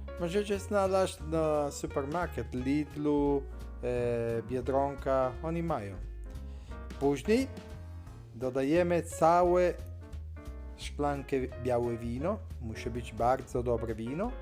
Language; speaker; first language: Polish; non-native, learner; Italian